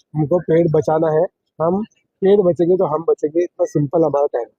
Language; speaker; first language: Hindi; non-native, local second language; Marathi